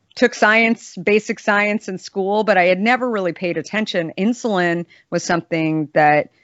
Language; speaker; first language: English; native; English